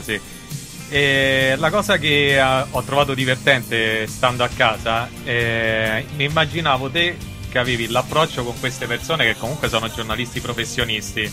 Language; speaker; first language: Italian; native; Italian